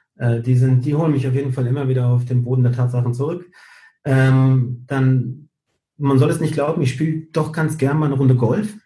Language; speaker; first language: German; early bilingual, heritage; German